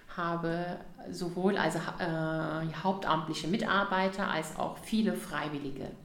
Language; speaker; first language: German; early bilingual, other home language; Turkish